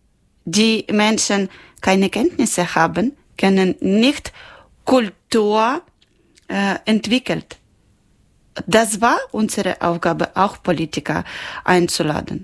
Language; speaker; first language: German; non-native, learner; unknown